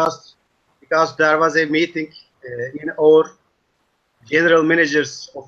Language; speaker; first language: English; non-native, learner; Turkish